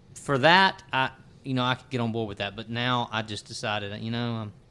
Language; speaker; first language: English; native; English